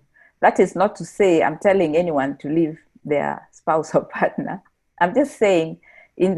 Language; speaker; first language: English; non-native, local second language; Meru